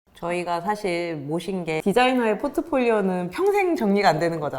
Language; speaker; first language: Korean; native; Korean